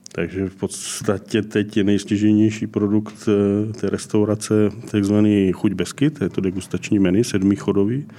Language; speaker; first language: Czech; native; Czech